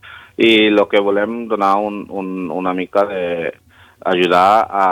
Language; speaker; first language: Catalan; non-native, learner; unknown